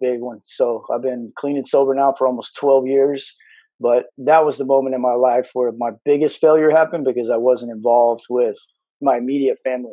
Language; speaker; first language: English; native; English